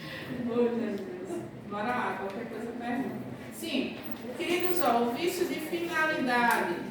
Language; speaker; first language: Portuguese; native; Portuguese